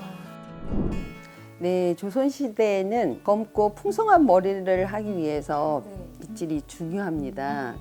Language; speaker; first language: Korean; native; Korean